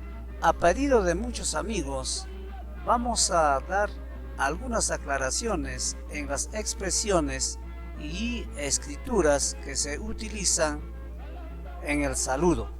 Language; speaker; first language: Spanish; non-native, local second language; Quechua